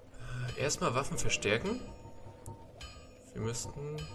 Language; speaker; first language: German; native; German